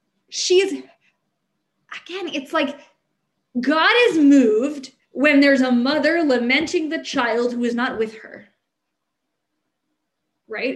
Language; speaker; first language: English; native; English